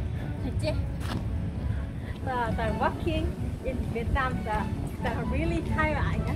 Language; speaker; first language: English; non-native, learner; Vietnamese